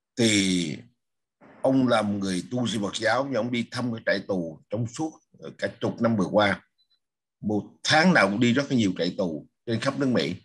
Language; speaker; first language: Vietnamese; native; Vietnamese